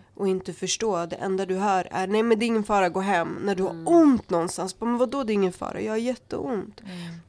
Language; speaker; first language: Swedish; early bilingual, other home language; Kurdish